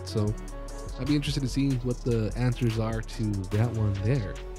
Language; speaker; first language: English; early bilingual, other home language; Spanish